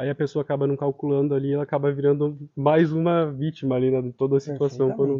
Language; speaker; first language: Portuguese; native; Portuguese